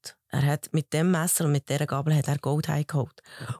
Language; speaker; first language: German; early bilingual, other home language; Spanish